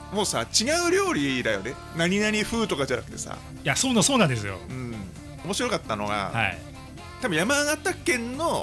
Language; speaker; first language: Japanese; native; Japanese